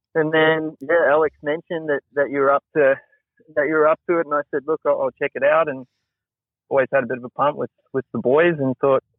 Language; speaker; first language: English; native; English